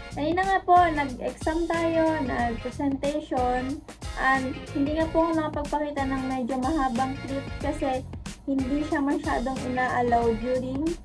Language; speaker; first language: Filipino; native; Filipino